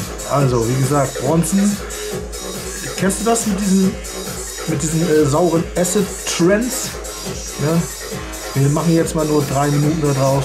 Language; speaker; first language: German; native; German